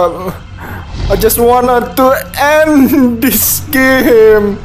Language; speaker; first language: English; non-native, learner; Indonesian